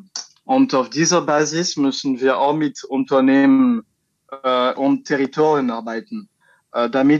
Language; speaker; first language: German; non-native, learner; French